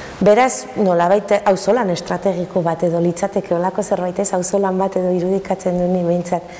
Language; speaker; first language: Basque; native; Basque